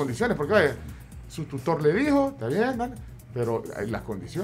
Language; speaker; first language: Spanish; native; Spanish